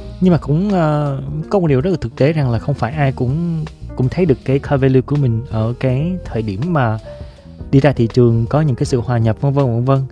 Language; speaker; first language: Vietnamese; native; Vietnamese